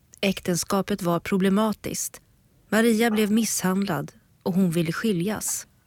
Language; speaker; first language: Swedish; native; Swedish